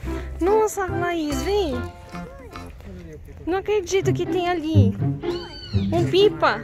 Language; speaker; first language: Portuguese; native; Portuguese